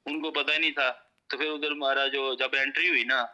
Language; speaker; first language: Urdu; non-native, local second language; Punjabi